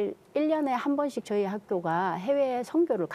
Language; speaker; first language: Korean; native; Korean